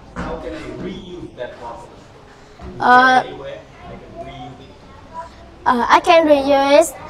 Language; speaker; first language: English; non-native, fluent; Vietnamese